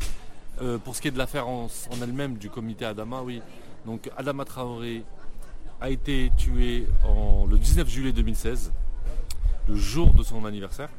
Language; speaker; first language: French; native; French